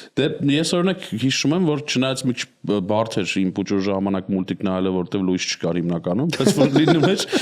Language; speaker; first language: Armenian; native; Armenian